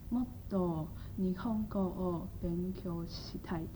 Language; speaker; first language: Japanese; non-native, learner; Chinese